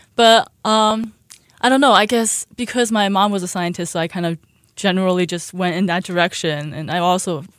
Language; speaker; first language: English; early bilingual, other home language; Chinese